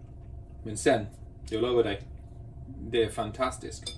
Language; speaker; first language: Swedish; non-native, fluent; English